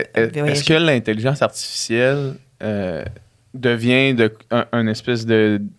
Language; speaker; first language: French; native; French